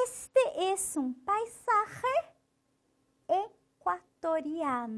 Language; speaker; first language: Spanish; non-native, fluent; Portuguese